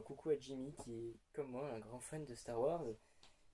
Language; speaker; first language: French; native; French